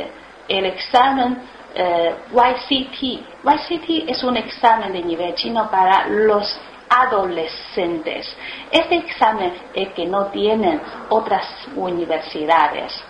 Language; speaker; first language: Spanish; non-native, learner; Chinese